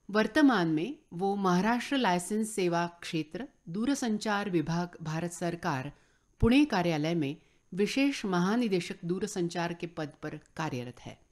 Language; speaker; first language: Hindi; non-native, local second language; Marathi